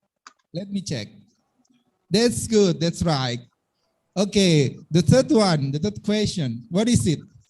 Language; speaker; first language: English; non-native, learner; Indonesian